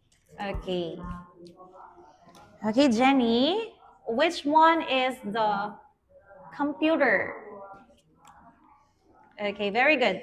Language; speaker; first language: English; non-native, fluent; Vietnamese